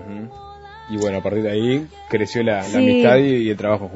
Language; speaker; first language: Spanish; native; Spanish